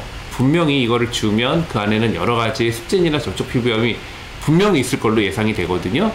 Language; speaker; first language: Korean; native; Korean